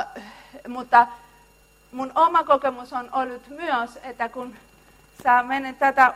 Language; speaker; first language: Finnish; non-native, learner; Spanish